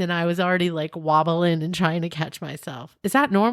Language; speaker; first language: English; native; English